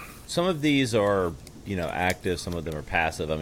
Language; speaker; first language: English; native; English